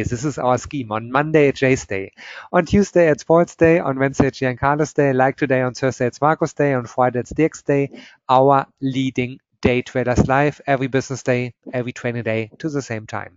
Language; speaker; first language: English; non-native, fluent; German